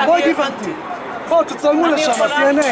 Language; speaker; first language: Hebrew; native; Hebrew